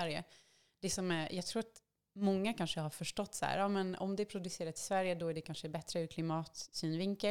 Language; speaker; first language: Swedish; non-native, fluent; French